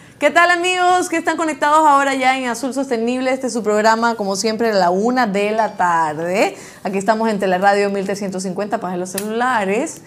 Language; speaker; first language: Spanish; native; Spanish